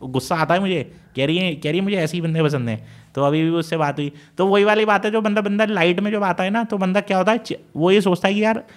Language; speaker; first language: Hindi; native; Hindi